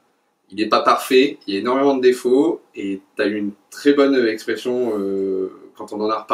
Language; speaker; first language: French; native; French